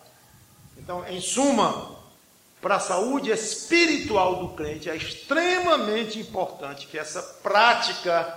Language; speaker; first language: Portuguese; native; Portuguese